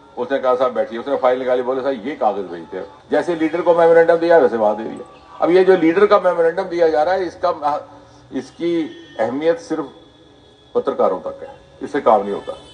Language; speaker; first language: Hindi; non-native, local second language; Dogri